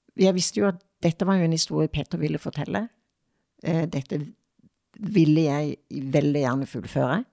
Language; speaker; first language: Norwegian; native; Norwegian